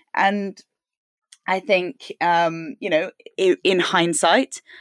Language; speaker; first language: English; native; English